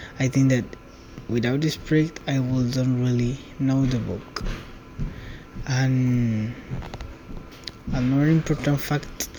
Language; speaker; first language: English; non-native, learner; Spanish